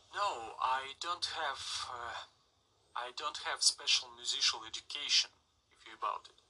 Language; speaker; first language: English; non-native, learner; Russian